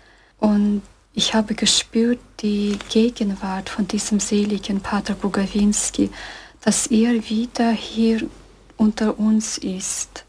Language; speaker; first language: German; early bilingual, heritage; German